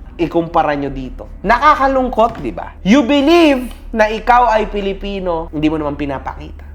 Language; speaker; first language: Filipino; native; Filipino